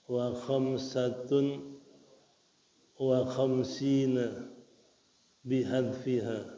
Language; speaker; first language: Arabic; non-native, fluent; Indonesian